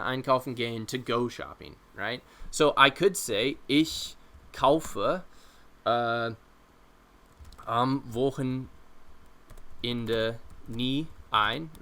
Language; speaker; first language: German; non-native, fluent; English